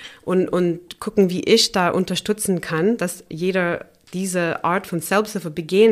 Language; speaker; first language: German; non-native, fluent; English